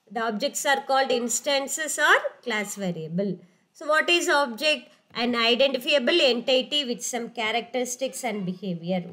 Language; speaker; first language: English; non-native, local second language; Tamil